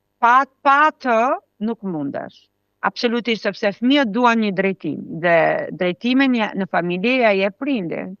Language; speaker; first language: Albanian; native; Albanian